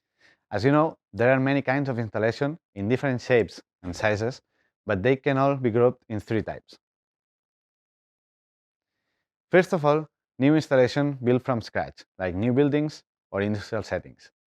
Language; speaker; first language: English; non-native, fluent; Spanish